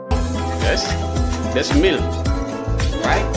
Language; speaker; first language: English; non-native, learner; Indonesian